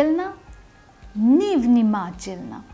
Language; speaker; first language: Russian; non-native, fluent; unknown